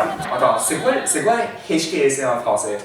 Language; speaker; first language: French; non-native, learner; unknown